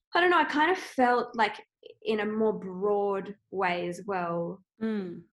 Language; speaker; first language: English; native; English